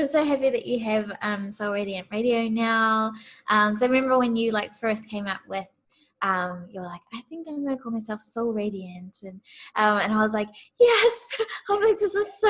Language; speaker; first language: English; native; English